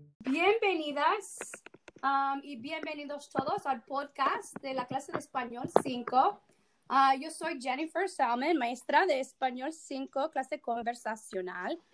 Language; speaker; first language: Spanish; non-native, fluent; English